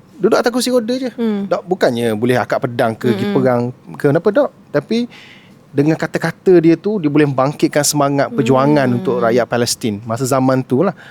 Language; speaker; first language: Malay; native; Malay